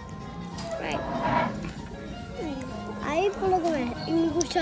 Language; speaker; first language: Spanish; early bilingual, other home language; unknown